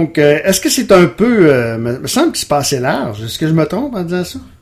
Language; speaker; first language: French; native; French